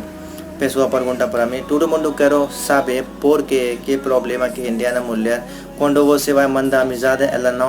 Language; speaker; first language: Portuguese; non-native, learner; Hindi